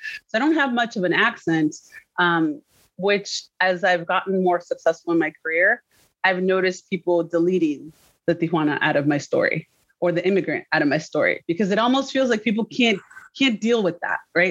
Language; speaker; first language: English; early bilingual, other home language; Spanish